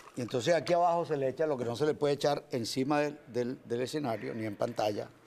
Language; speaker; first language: Spanish; native; Spanish